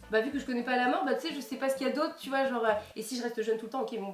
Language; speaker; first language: French; native; French